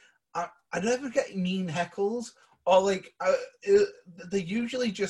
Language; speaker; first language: English; native; English